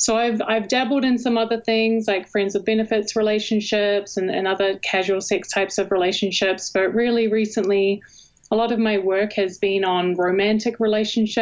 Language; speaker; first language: English; native; English